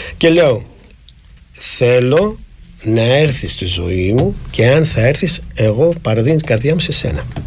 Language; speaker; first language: Greek; non-native, fluent; Arabic